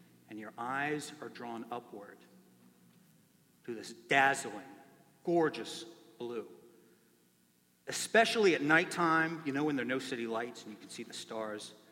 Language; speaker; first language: English; native; English